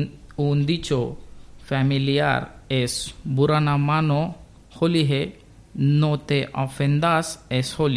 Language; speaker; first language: Spanish; non-native, learner; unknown